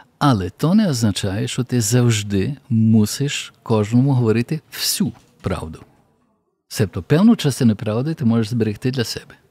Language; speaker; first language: Ukrainian; early bilingual, heritage; Ukrainian